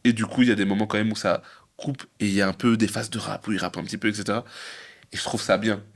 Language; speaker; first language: French; native; French